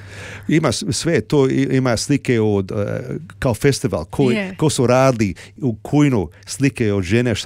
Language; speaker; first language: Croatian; early bilingual, heritage; Serbian